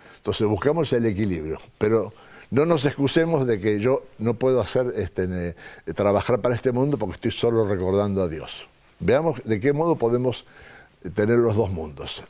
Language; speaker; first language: Spanish; native; Spanish